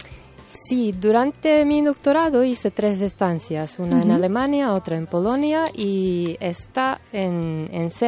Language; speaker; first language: Spanish; non-native, fluent; Serbian